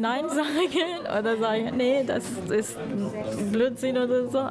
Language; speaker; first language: German; non-native, fluent; Persian